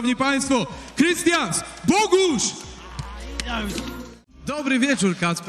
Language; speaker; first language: Polish; native; Polish